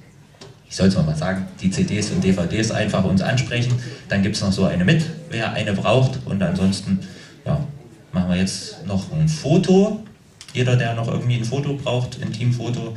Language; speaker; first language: German; native; German